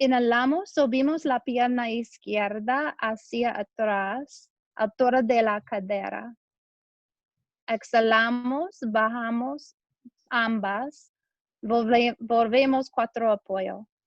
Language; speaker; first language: Spanish; non-native, learner; English